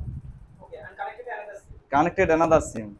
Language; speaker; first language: English; non-native, local second language; Bangla